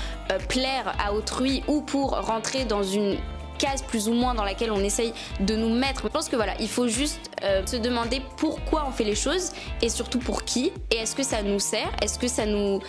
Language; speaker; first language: French; native; French